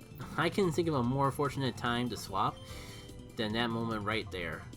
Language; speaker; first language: English; native; English